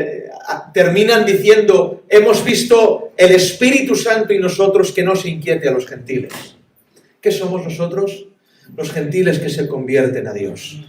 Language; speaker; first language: Spanish; native; Spanish